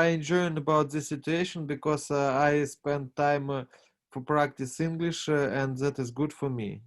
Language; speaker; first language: English; non-native, learner; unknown